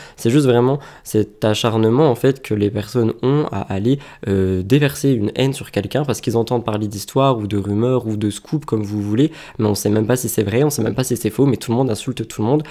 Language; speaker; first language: French; native; French